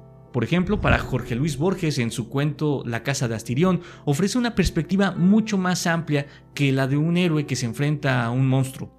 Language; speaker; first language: Spanish; native; Spanish